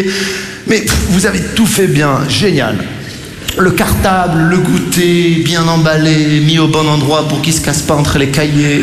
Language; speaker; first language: French; native; French